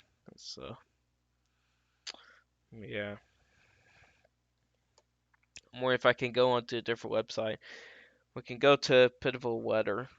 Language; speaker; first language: English; native; English